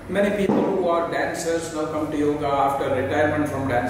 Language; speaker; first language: English; non-native, local second language; Tamil